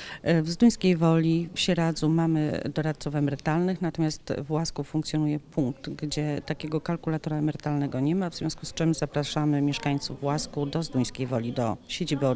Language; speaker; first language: Polish; native; Polish